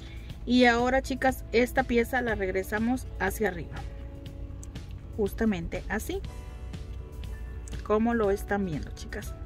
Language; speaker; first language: Spanish; native; Spanish